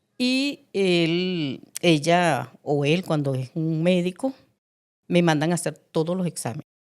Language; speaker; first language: Spanish; native; Spanish